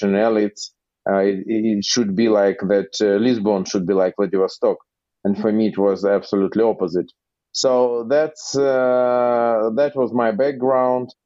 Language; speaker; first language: English; non-native, fluent; Russian